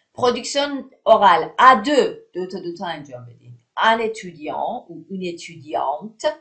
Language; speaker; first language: French; non-native, fluent; Persian